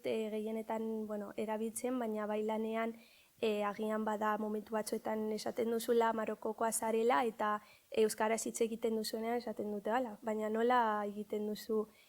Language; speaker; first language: Basque; early bilingual, other home language; Arabic